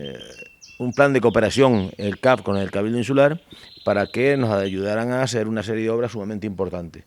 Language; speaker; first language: Spanish; native; Spanish